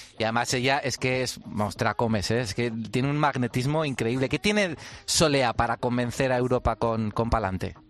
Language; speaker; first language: Spanish; native; Spanish